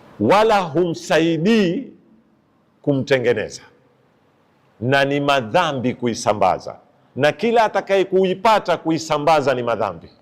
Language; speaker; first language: Swahili; native; Swahili